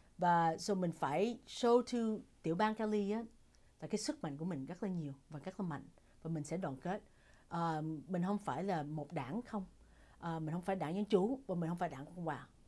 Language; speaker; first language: Vietnamese; early bilingual, heritage; Vietnamese